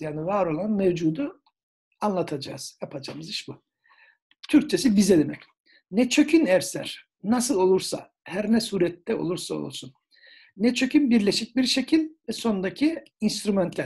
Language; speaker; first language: Turkish; native; Turkish